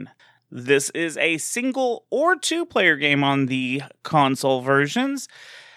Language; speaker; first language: English; native; English